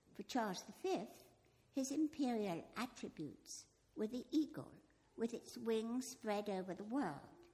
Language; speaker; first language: English; native; English